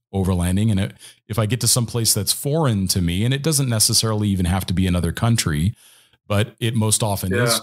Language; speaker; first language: English; native; English